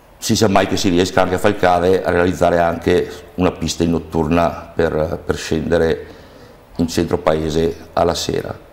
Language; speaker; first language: Italian; native; Italian